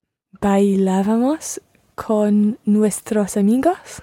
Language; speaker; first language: Spanish; non-native, learner; English